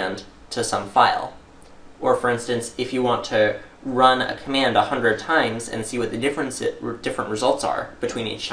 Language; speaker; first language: English; native; English